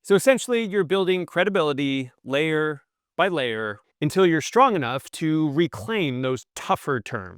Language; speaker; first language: English; native; English